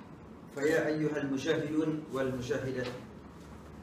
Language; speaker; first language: Arabic; non-native, learner; Malay